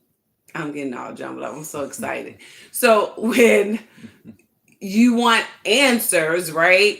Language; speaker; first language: English; native; English